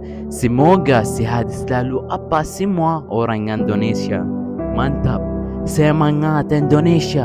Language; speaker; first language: Indonesian; non-native, learner; Arabic